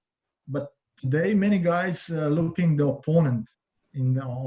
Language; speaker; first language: English; non-native, learner; Croatian